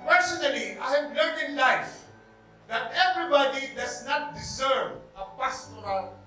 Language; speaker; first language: English; non-native, local second language; Filipino